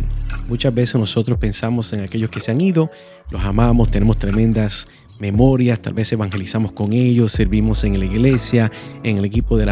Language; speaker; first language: Spanish; native; Spanish